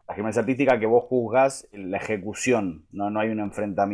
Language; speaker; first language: Spanish; native; Spanish